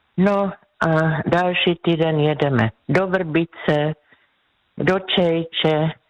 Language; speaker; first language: Czech; native; Czech